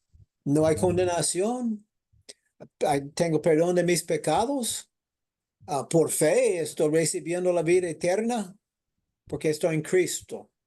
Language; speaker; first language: Spanish; non-native, fluent; English